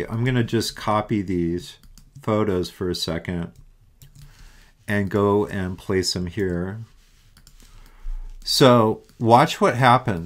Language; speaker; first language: English; native; English